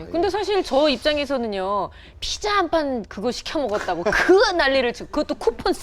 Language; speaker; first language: Korean; native; Korean